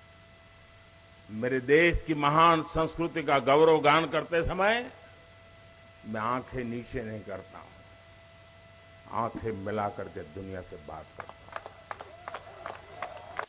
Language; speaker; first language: Hindi; non-native, local second language; Gujarati